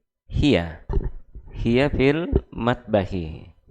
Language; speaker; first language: Arabic; non-native, fluent; Indonesian